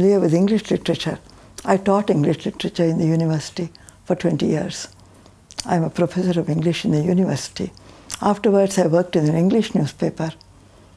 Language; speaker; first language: English; non-native, local second language; Tamil